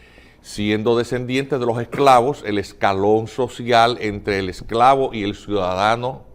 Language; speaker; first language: Spanish; native; Spanish